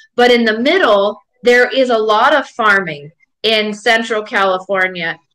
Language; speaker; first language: English; native; English